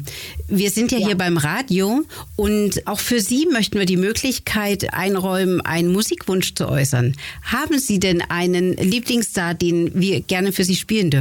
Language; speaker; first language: German; native; German